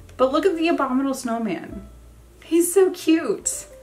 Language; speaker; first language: English; native; English